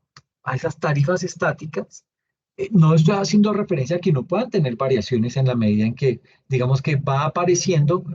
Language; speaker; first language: Spanish; native; Spanish